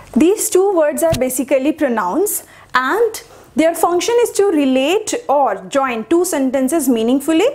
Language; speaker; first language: English; non-native, local second language; Hindi